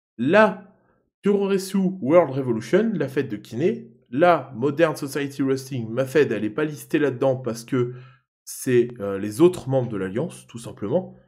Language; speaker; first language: French; native; French